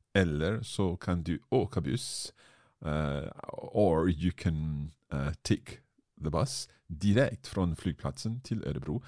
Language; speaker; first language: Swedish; non-native, learner; English